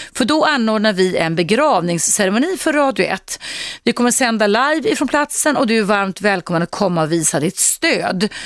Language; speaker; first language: Swedish; native; Swedish